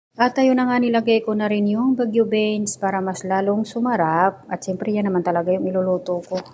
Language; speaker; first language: Filipino; non-native, local second language; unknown